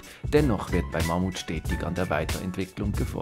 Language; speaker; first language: German; native; German